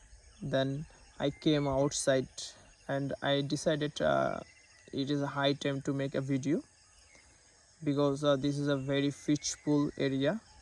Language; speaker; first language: English; non-native, learner; Bangla